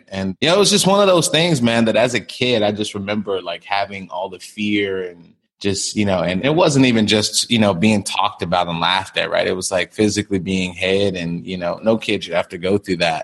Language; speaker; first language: English; native; English